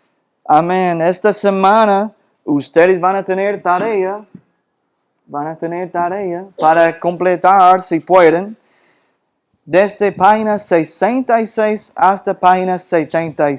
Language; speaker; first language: Spanish; non-native, fluent; English